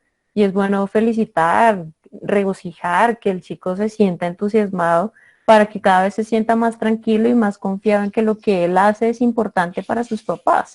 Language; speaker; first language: Spanish; native; Spanish